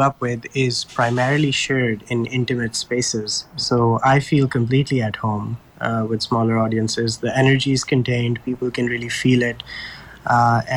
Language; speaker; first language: English; non-native, local second language; Urdu